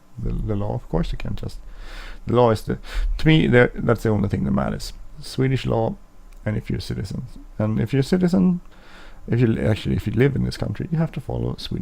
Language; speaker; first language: English; non-native, fluent; Swedish